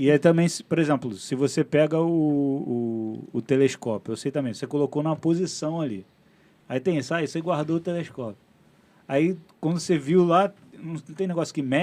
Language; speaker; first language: Portuguese; native; Portuguese